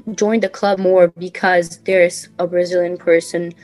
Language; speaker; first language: English; non-native, fluent; Portuguese